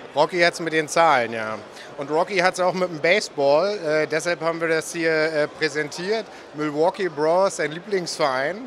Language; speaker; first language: German; native; German